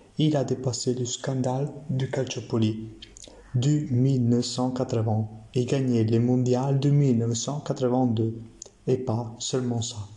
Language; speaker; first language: French; non-native, learner; Italian